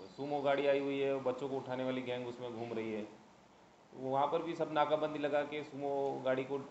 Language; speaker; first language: Hindi; non-native, local second language; Marathi